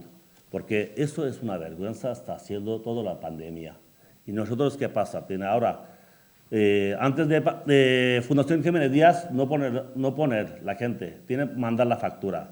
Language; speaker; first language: Spanish; non-native, learner; Bangla